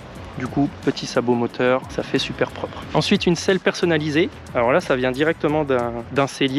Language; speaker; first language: French; native; French